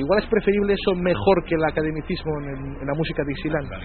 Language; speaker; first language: Spanish; native; Spanish